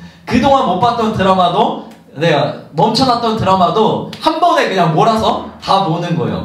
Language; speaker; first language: Korean; native; Korean